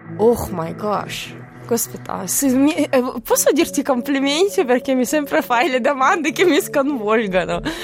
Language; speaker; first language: Italian; non-native, fluent; Russian